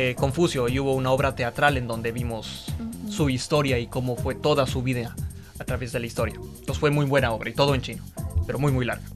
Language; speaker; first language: Spanish; native; Spanish